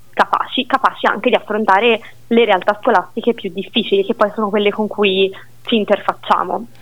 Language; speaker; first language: Italian; native; Italian